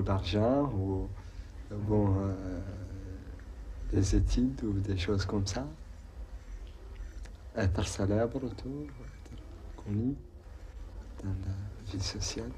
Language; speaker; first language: French; non-native, local second language; Arabic